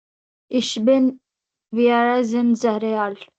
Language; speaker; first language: German; non-native, learner; Kannada